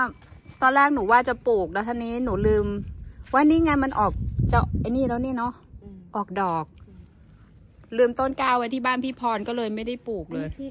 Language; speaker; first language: Thai; native; Thai